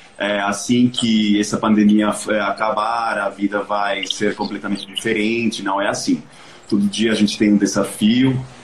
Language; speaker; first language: Portuguese; non-native, fluent; Spanish